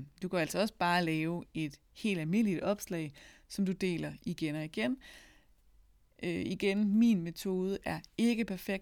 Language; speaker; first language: Danish; native; Danish